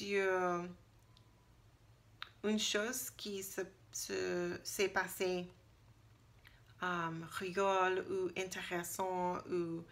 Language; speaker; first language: French; non-native, learner; English